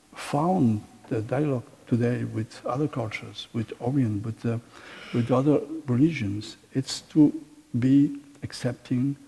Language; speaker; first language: English; non-native, fluent; Catalan